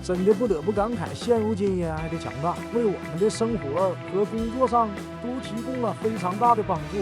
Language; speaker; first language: Chinese; native; Chinese